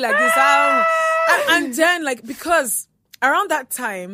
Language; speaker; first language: English; non-native, local second language; Igbo